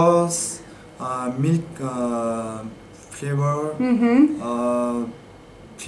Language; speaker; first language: English; non-native, learner; Nepali